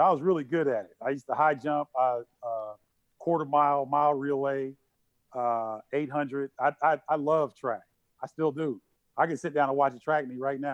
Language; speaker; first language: English; native; English